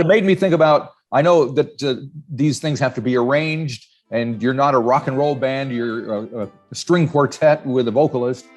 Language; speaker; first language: English; native; English